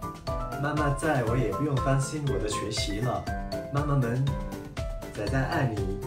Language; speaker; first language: Chinese; non-native, fluent; Thai